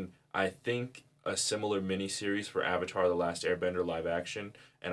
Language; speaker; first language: English; native; English